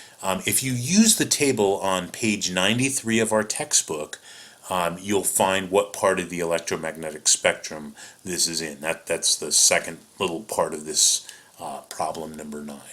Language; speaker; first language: English; native; English